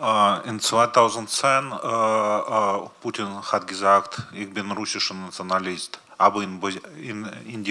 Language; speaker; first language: German; non-native, learner; Russian